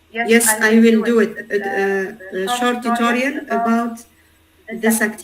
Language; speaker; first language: English; non-native, learner; Arabic